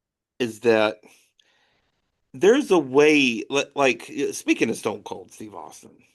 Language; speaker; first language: English; native; English